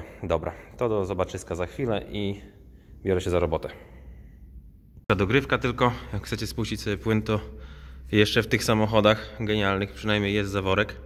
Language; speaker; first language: Polish; native; Polish